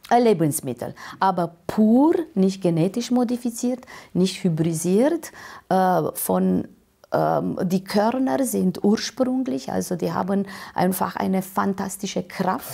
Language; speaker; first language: German; non-native, fluent; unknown